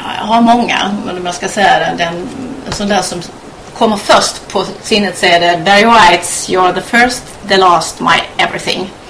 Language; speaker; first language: Swedish; native; Swedish